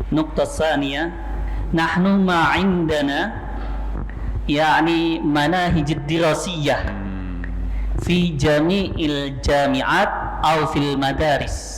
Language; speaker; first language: Arabic; non-native, learner; Indonesian